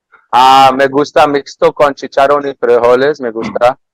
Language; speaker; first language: Spanish; non-native, learner; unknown